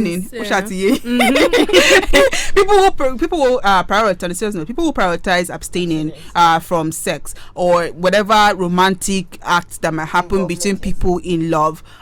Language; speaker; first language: English; non-native, local second language; Yoruba